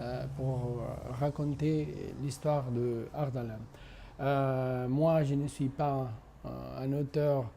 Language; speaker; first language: French; non-native, fluent; Spanish